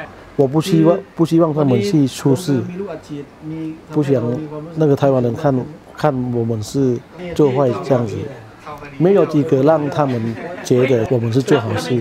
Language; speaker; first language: Chinese; non-native, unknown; Thai